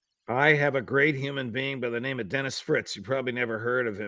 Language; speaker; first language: English; native; English